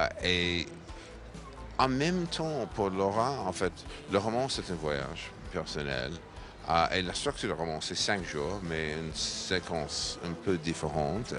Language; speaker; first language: French; non-native, fluent; English